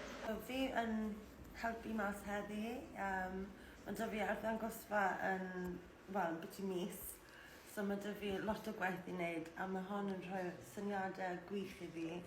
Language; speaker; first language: Welsh; non-native, learner; English